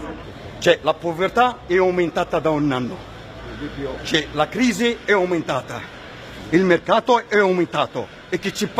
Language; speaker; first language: Italian; non-native, fluent; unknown